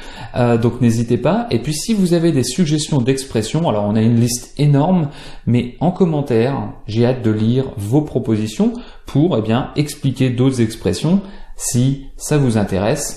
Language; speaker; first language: French; native; French